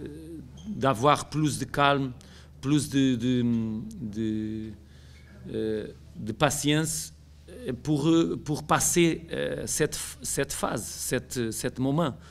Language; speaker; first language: French; non-native, learner; Portuguese